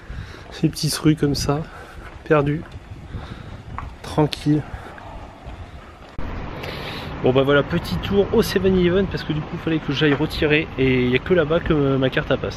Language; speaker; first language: French; native; French